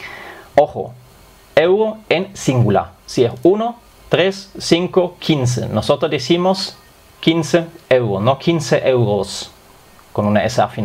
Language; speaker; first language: Spanish; non-native, fluent; German